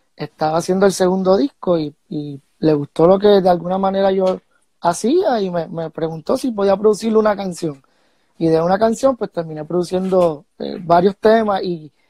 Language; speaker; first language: Spanish; early bilingual, heritage; Spanish